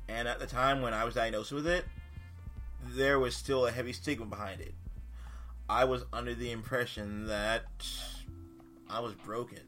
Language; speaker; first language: English; native; English